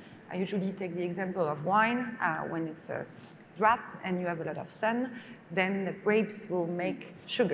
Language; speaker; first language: English; non-native, fluent; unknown